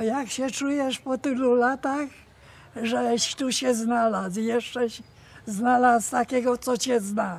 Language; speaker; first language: Polish; native; Polish